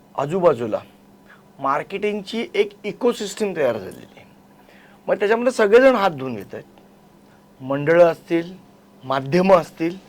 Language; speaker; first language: Marathi; native; Marathi